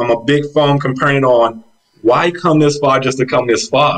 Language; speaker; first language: English; native; English